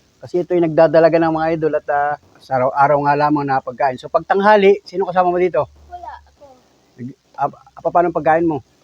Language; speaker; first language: Filipino; native; Filipino